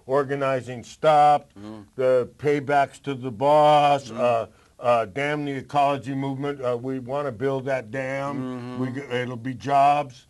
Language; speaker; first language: English; native; English